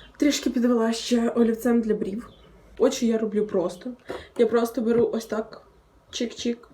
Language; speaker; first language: Ukrainian; non-native, local second language; Russian